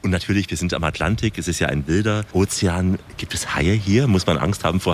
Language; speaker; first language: German; native; German